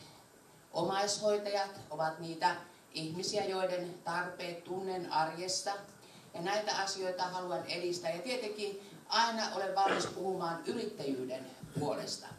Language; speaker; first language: Finnish; native; Finnish